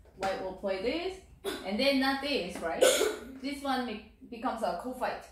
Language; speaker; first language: English; non-native, fluent; Korean